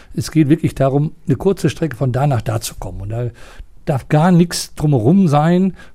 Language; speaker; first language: German; native; German